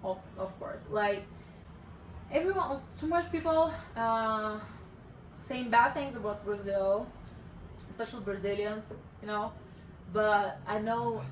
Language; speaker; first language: English; non-native, learner; Portuguese